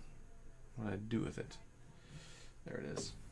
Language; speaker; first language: English; native; English